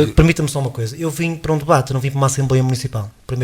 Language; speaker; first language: Portuguese; native; Portuguese